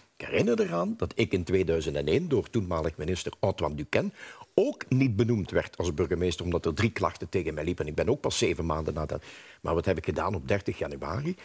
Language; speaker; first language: Dutch; native; Dutch